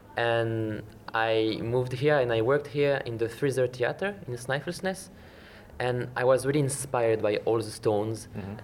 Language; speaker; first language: English; non-native, fluent; French